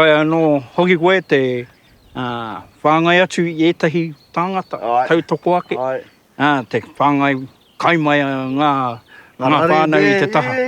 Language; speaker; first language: Māori; non-native, local second language; English